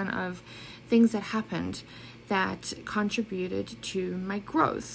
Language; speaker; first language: English; native; English